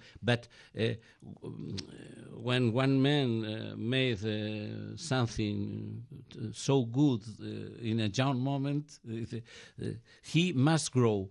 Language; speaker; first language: English; non-native, learner; Galician